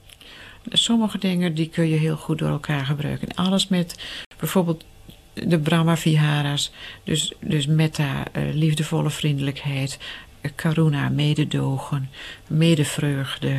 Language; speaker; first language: Dutch; native; Dutch